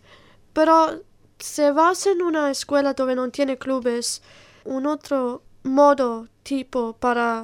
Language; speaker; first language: Spanish; non-native, learner; Italian